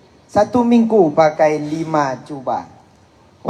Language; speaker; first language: Indonesian; non-native, learner; Thai